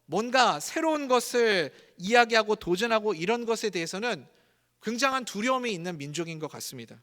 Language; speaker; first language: Korean; native; Korean